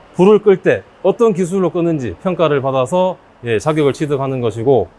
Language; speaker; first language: Korean; native; Korean